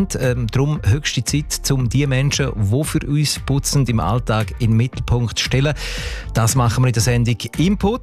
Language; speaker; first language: German; native; German